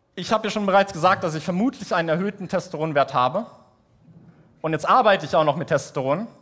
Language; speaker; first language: German; native; German